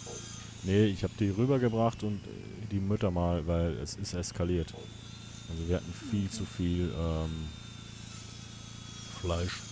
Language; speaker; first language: German; native; German